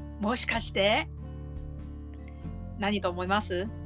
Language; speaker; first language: Japanese; non-native, learner; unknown